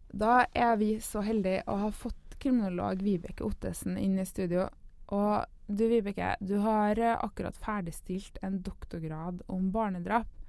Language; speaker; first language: Norwegian; native; Norwegian